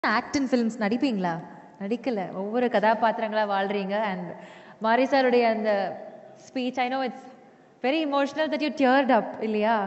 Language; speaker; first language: Tamil; native; Tamil